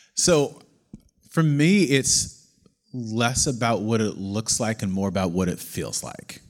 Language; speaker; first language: English; native; English